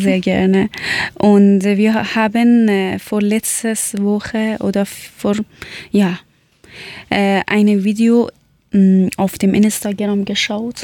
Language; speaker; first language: German; non-native, learner; Persian